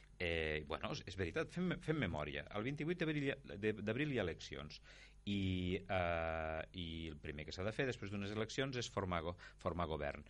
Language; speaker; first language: Catalan; native; Catalan